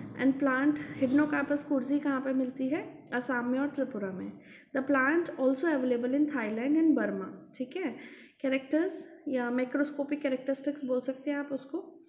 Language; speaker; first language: Hindi; native; Hindi